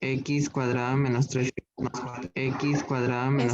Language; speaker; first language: Spanish; native; Spanish